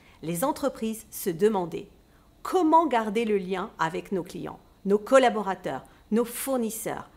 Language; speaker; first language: French; native; French